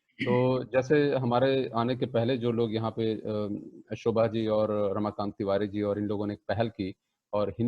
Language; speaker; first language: Hindi; native; Hindi